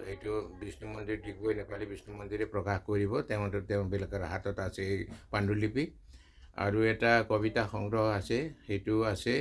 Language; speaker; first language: Assamese; non-native, local second language; Nepali